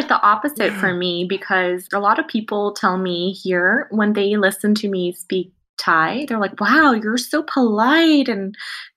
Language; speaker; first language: English; non-native, fluent; Thai